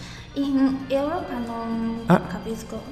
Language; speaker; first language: Italian; non-native, learner; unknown